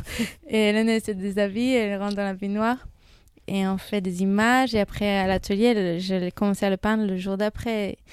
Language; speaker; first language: French; non-native, fluent; Hebrew